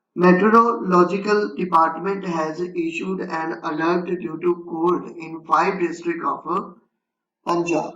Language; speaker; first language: English; non-native, local second language; Punjabi